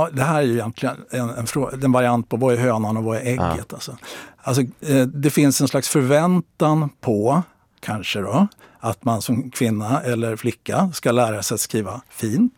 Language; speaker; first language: Swedish; native; Swedish